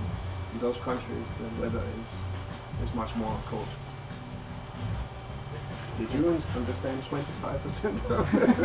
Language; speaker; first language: English; non-native, fluent; Danish